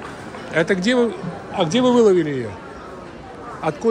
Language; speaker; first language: Russian; native; Russian